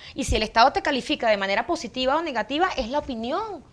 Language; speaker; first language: Spanish; native; Spanish